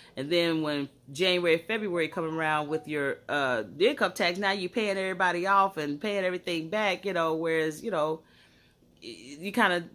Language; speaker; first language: English; native; English